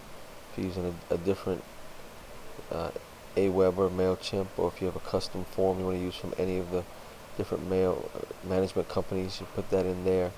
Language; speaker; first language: English; native; English